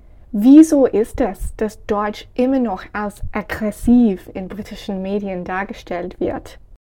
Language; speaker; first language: German; non-native, fluent; English